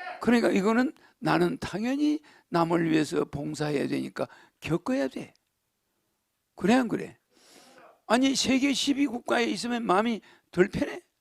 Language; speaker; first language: Korean; native; Korean